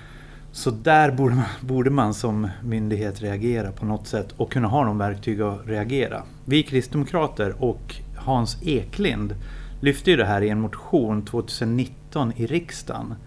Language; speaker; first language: Swedish; native; Swedish